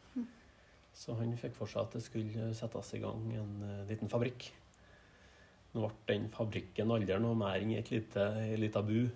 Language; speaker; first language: Norwegian; native; Norwegian